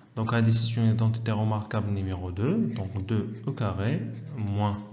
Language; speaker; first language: French; non-native, local second language; Arabic